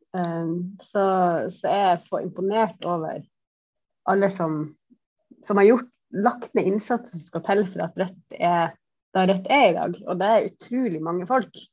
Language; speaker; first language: Norwegian; native; Norwegian